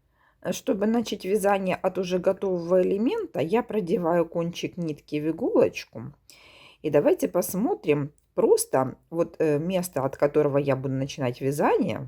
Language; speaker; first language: Russian; native; Russian